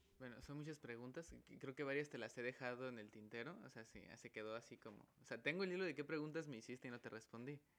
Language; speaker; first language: Spanish; native; Spanish